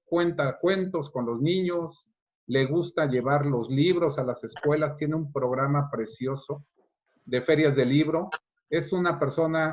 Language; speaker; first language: Spanish; native; Spanish